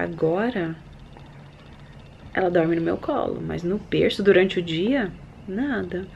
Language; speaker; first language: Portuguese; early bilingual, heritage; Portuguese